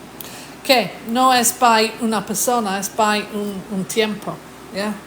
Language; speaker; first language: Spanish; non-native, fluent; English